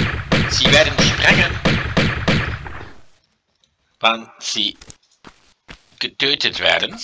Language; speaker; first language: German; non-native, learner; Dutch